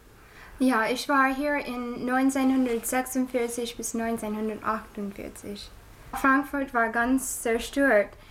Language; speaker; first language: German; non-native, learner; English